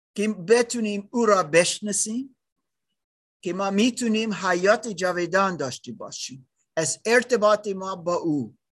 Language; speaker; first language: Persian; non-native, learner; German